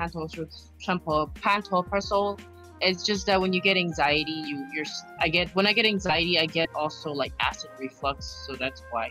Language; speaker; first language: English; non-native, local second language; Filipino